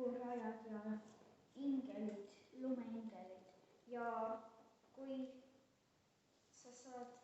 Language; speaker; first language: Estonian; early bilingual, heritage; Estonian